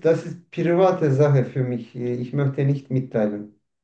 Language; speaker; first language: German; non-native, learner; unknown